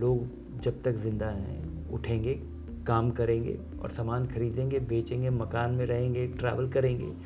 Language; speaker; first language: Hindi; native; Hindi